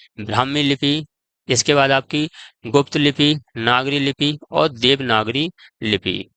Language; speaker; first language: Hindi; native; Hindi